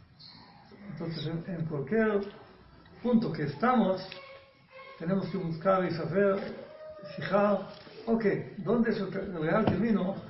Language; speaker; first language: Spanish; non-native, learner; Hebrew